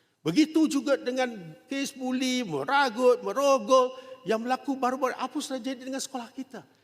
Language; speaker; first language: Malay; non-native, local second language; Chinese